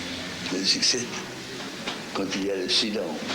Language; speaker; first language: French; non-native, fluent; Russian